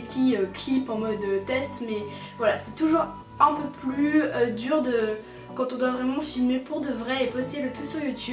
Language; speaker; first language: French; native; French